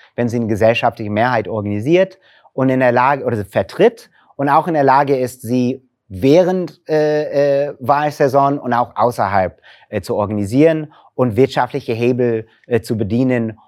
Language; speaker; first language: German; non-native, fluent; English